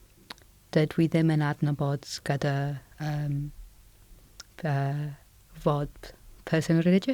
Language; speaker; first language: Welsh; non-native, local second language; English